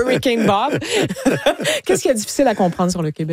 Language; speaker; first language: French; native; French